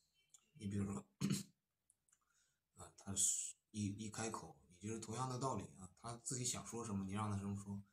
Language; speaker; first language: Chinese; native; Chinese